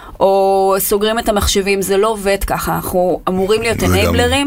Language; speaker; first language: Hebrew; native; Hebrew